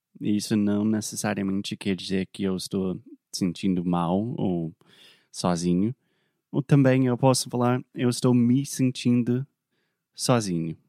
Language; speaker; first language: Portuguese; non-native, fluent; English